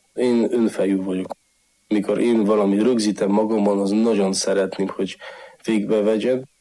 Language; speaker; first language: Hungarian; non-native, fluent; Polish